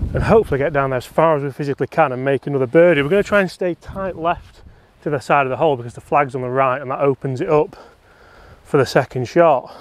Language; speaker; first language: English; native; English